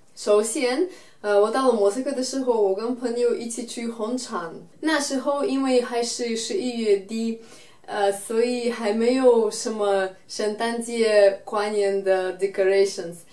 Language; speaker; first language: Chinese; non-native, fluent; Russian